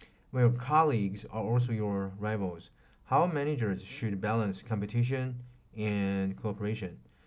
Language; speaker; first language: English; non-native, fluent; Chinese